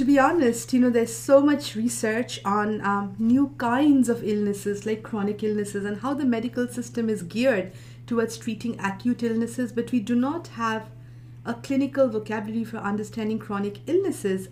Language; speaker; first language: English; non-native, local second language; Bangla